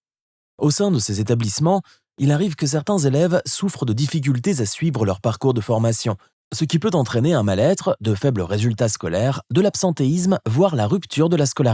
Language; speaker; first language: French; native; French